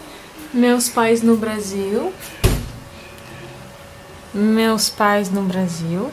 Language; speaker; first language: Portuguese; non-native, fluent; Russian